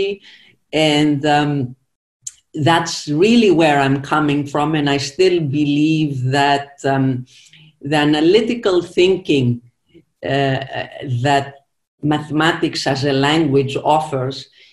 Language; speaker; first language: English; non-native, fluent; Greek